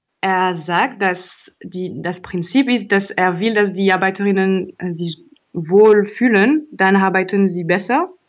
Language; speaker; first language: German; non-native, learner; French